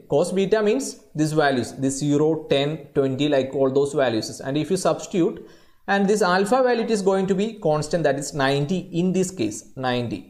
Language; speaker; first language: English; non-native, local second language; Malayalam